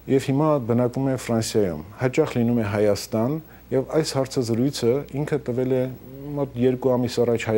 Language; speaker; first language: Armenian; early bilingual, heritage; Armenian